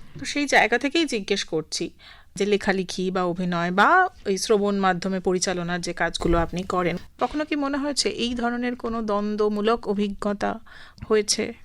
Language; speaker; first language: Bangla; native; Bangla